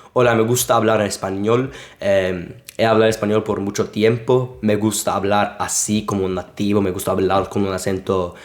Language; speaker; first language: Spanish; non-native, fluent; English